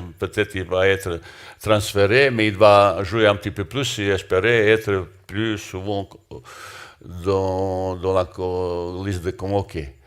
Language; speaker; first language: French; non-native, learner; Bosnian